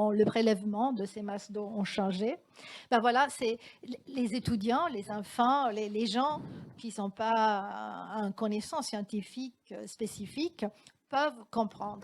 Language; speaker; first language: French; non-native, fluent; Italian